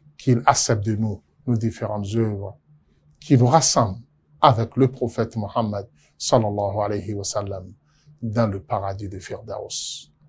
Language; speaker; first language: French; non-native, local second language; Yoruba